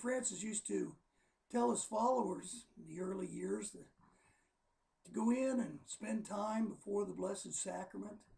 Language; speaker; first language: English; native; English